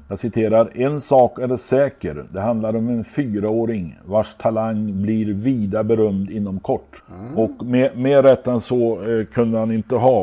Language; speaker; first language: Swedish; native; Swedish